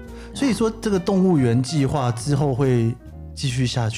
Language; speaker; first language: Chinese; native; Chinese